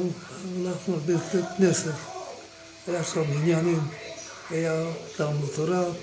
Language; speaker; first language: Hebrew; non-native, fluent; Romanian